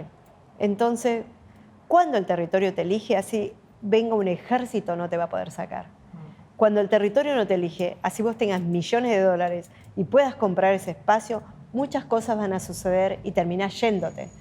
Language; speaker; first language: Spanish; native; Spanish